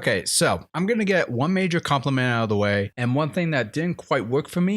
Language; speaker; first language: English; native; English